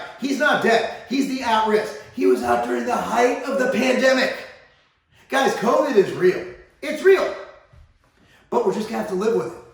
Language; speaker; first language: English; native; English